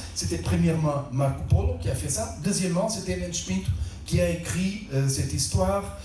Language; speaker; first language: French; non-native, local second language; Portuguese